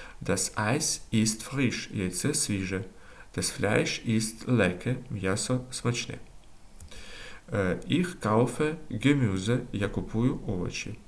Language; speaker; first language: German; non-native, learner; Ukrainian